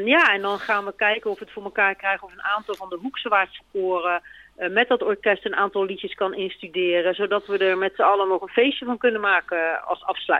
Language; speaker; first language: Dutch; native; Dutch